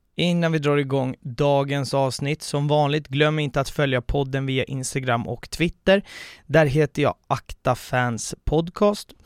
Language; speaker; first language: Swedish; native; Swedish